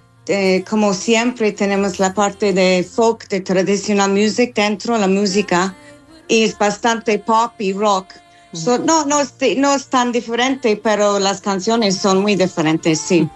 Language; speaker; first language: Spanish; non-native, learner; English